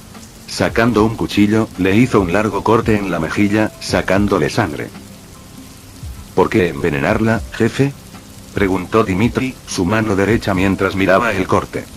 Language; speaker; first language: Spanish; native; Spanish